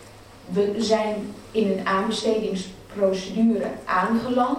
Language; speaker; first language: Dutch; native; Dutch